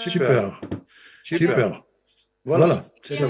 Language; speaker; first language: French; non-native, learner; Spanish